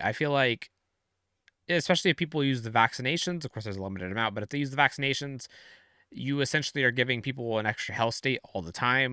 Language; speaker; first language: English; native; English